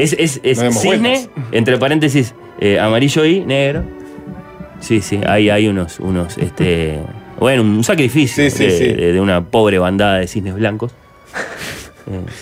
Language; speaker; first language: Spanish; native; Spanish